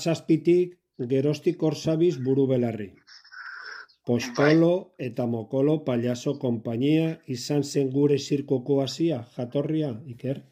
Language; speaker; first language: Basque; native; Basque